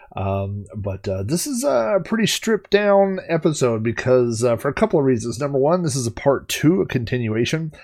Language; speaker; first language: English; native; English